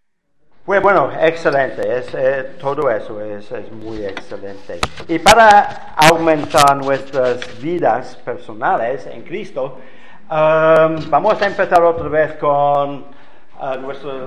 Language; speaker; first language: Spanish; non-native, fluent; English